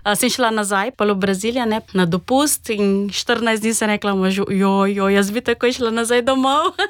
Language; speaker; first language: Slovenian; non-native, fluent; Portuguese